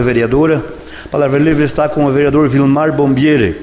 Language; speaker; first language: Portuguese; native; Portuguese